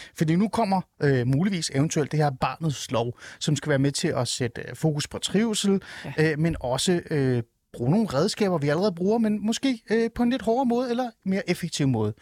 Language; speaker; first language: Danish; early bilingual, other home language; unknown